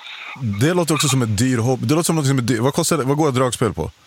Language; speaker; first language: Swedish; native; Swedish